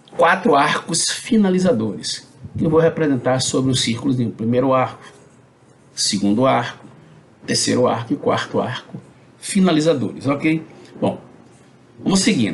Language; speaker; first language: Portuguese; native; Portuguese